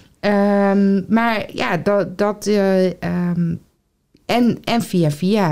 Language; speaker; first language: Dutch; native; Dutch